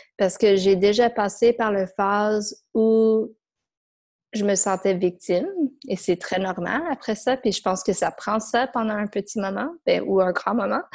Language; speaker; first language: French; non-native, fluent; English